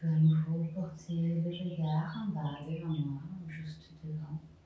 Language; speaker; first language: French; non-native, fluent; Spanish